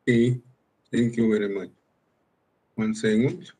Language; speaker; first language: English; non-native, learner; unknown